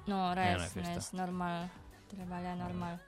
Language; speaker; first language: Catalan; non-native, learner; Indonesian